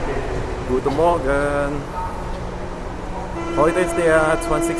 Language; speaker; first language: German; non-native, fluent; Indonesian